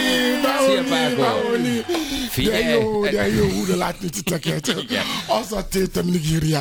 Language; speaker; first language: Hungarian; non-native, fluent; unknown